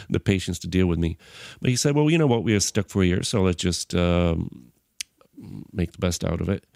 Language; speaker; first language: English; non-native, fluent; Bulgarian